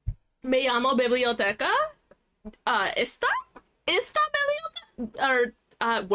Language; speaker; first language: Spanish; non-native, learner; English